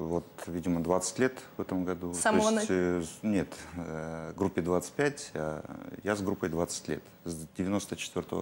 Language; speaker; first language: Russian; native; Russian